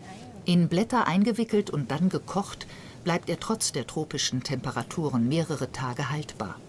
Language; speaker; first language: German; native; German